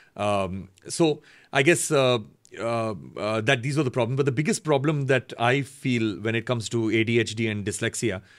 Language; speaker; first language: English; native; English